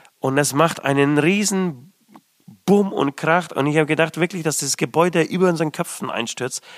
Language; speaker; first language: German; early bilingual, other home language; Polish